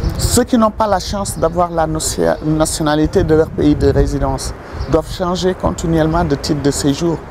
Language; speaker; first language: French; non-native, local second language; Wolof